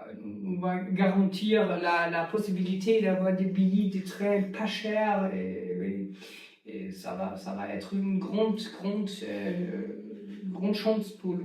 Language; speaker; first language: French; non-native, learner; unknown